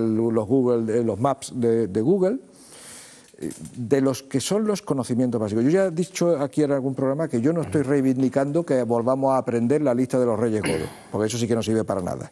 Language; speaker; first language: Spanish; native; Spanish